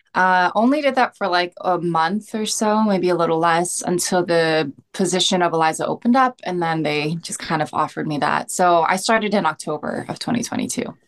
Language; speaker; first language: English; early bilingual, other home language; Korean